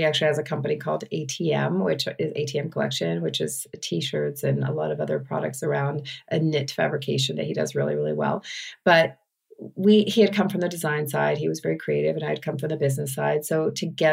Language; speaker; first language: English; native; English